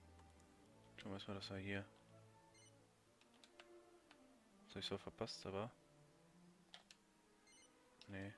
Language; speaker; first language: German; native; German